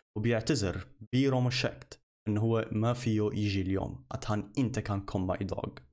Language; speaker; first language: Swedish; non-native, fluent; Arabic